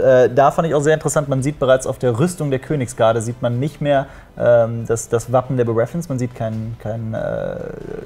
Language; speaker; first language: German; native; German